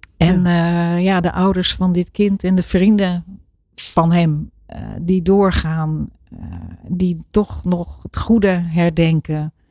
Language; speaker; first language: Dutch; native; Dutch